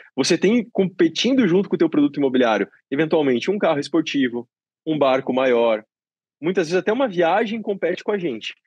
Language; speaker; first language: Portuguese; native; Portuguese